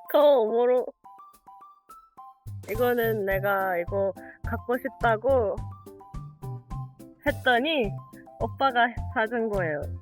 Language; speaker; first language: Korean; non-native, fluent; Japanese